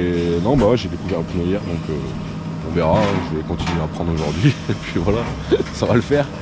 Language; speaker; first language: French; native; French